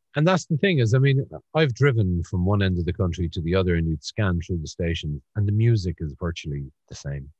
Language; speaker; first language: English; native; English